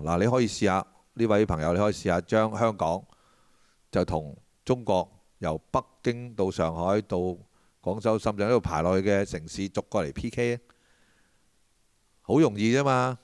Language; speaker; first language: Cantonese; native; Cantonese